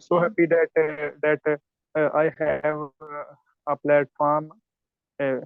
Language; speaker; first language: English; non-native, learner; Urdu